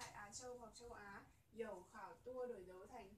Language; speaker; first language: Chinese; non-native, learner; Vietnamese